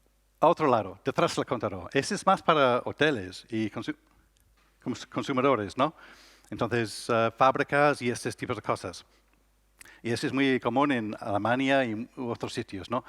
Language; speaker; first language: Spanish; non-native, learner; English